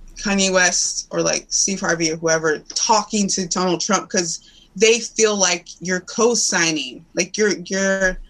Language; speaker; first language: English; native; English